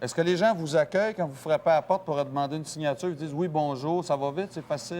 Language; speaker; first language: French; native; French